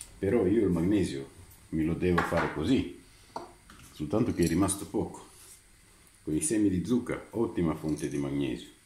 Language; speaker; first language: Italian; non-native, fluent; Romanian